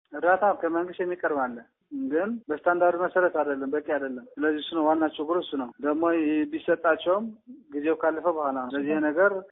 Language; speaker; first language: Amharic; non-native, local second language; Tigrinya